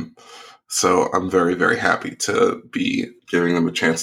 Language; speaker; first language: English; native; English